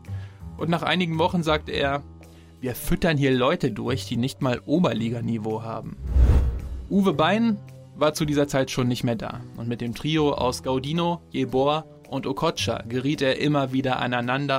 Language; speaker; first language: German; native; German